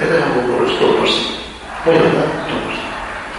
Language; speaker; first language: Russian; non-native, learner; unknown